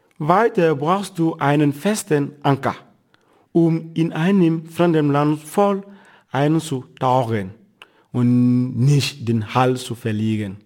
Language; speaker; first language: German; non-native, fluent; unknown